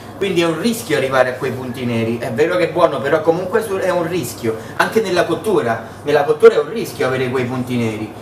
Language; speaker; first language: Italian; early bilingual, heritage; Italian